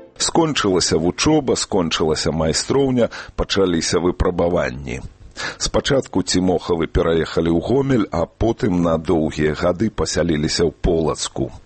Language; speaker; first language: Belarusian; native; Belarusian